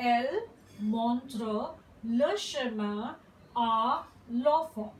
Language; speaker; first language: French; non-native, fluent; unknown